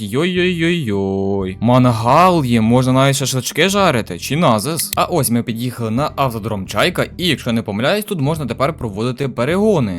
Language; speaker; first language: Ukrainian; native; Ukrainian